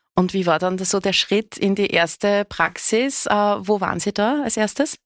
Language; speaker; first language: German; native; German